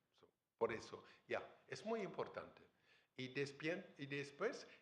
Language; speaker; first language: Spanish; non-native, fluent; German